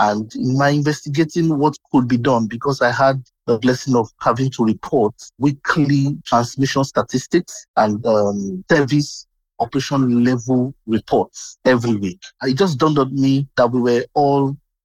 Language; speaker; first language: English; non-native, local second language; Yoruba